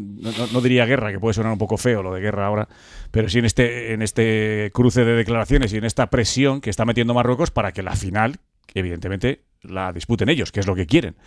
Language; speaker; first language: Spanish; native; Spanish